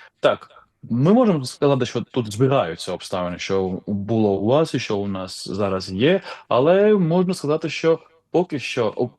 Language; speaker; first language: Ukrainian; non-native, fluent; Georgian